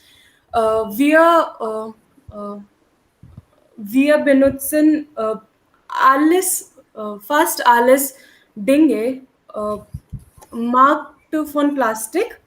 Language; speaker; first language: German; non-native, learner; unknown